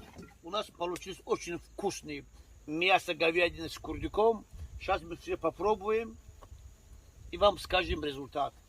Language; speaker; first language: Russian; non-native, learner; Tajik